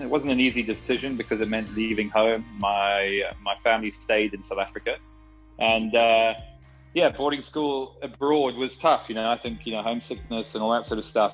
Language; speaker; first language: English; native; English